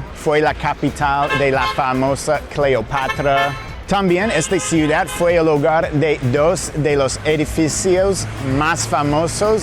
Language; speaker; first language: Spanish; non-native, fluent; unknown